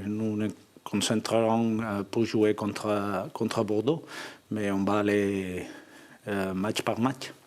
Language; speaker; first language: French; non-native, fluent; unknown